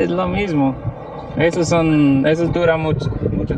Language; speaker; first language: Spanish; non-native, fluent; English